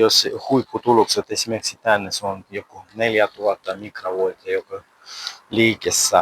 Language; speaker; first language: Finnish; non-native, learner; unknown